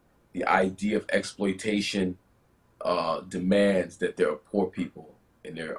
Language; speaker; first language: English; native; English